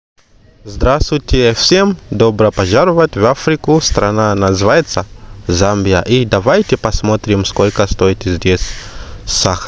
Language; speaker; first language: Russian; non-native, fluent; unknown